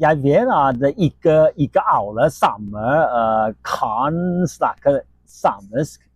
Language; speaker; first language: Norwegian; non-native, fluent; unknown